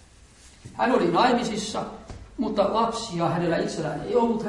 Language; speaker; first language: Finnish; native; Finnish